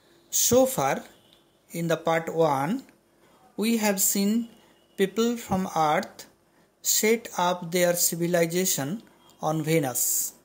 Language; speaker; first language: English; non-native, local second language; Bangla